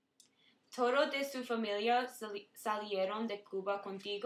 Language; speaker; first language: Spanish; non-native, learner; English